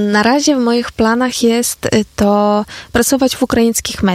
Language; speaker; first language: Polish; non-native, fluent; Ukrainian